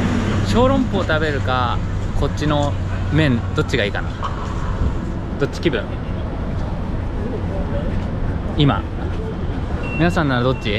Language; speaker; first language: Japanese; native; Japanese